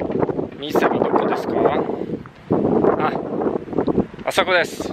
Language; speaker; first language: Japanese; non-native, learner; Polish